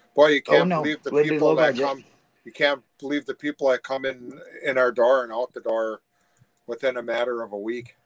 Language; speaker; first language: English; native; English